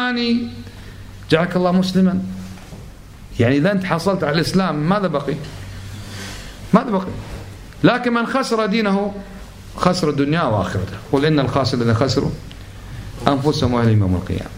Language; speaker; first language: Arabic; native; Arabic